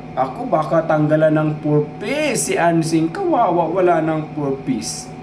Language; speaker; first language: Filipino; non-native, local second language; Cebuano